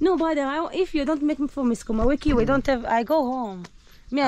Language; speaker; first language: English; non-native, learner; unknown